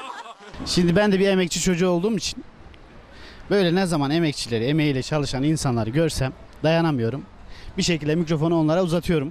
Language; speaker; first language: Turkish; native; Turkish